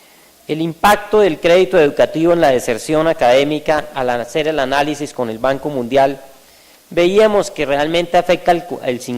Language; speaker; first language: Spanish; native; Spanish